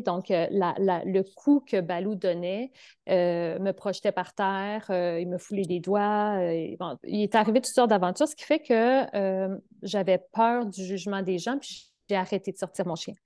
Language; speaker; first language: French; native; French